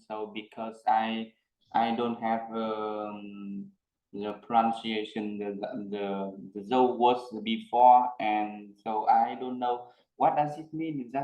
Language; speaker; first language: English; non-native, learner; Vietnamese